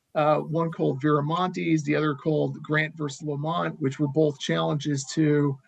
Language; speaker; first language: English; native; English